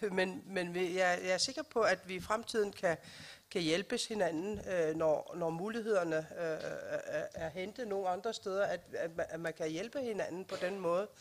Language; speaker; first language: Danish; non-native, local second language; Kalaallisut